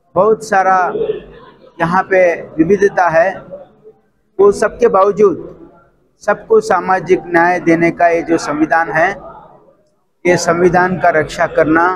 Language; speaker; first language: Hindi; non-native, local second language; Kannada